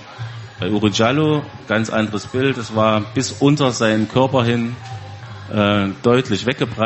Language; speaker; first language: German; native; German